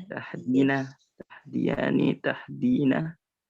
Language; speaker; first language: Arabic; non-native, learner; Indonesian